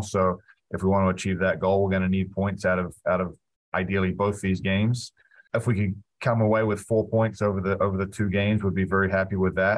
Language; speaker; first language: English; native; English